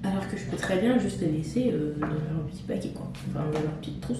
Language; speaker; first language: French; native; French